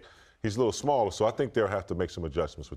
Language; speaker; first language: English; native; English